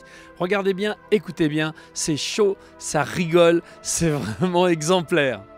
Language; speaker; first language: French; native; French